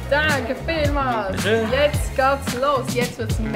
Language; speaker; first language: German; native; German